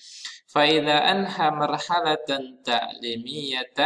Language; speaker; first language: Arabic; non-native, fluent; Indonesian